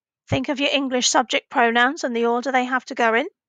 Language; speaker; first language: English; native; English